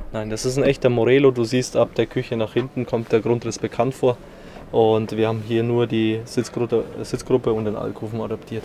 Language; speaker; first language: German; native; German